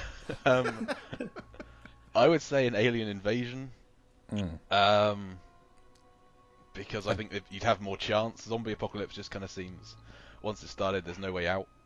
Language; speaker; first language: English; native; English